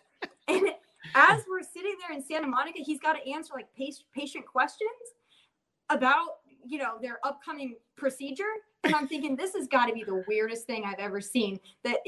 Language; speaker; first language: English; native; English